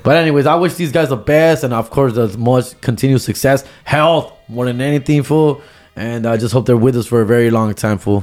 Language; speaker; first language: English; early bilingual, other home language; Spanish